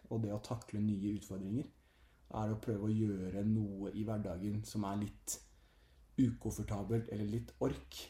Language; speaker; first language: Norwegian; native; Norwegian